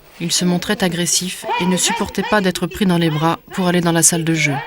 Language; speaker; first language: French; native; French